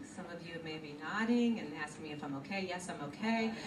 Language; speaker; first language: English; native; English